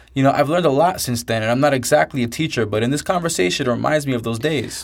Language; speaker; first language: English; native; English